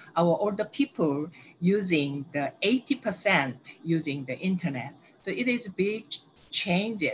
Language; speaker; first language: English; non-native, learner; Korean